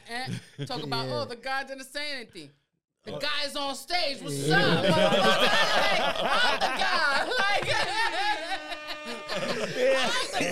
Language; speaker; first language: English; early bilingual, other home language; Spanish